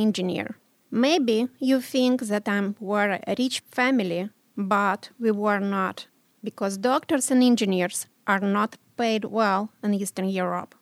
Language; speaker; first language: English; non-native, learner; Romanian